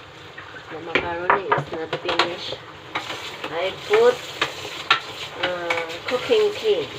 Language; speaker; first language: English; non-native, learner; Filipino